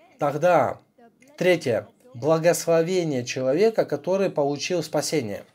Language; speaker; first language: Russian; non-native, fluent; Korean